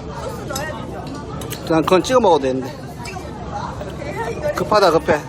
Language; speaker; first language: Korean; native; Korean